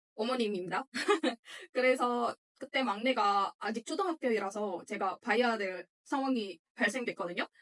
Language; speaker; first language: Korean; non-native, fluent; Indonesian